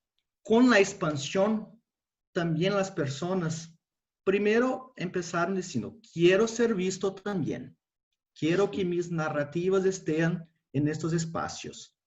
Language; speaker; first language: Spanish; non-native, fluent; Portuguese